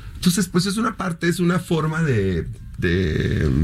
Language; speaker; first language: Spanish; native; Spanish